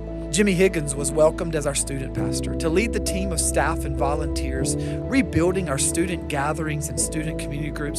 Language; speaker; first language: English; native; English